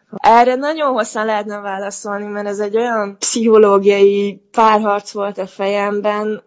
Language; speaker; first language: Hungarian; native; Hungarian